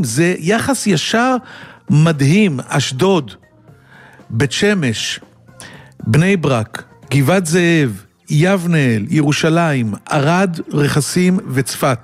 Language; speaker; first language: Hebrew; native; Hebrew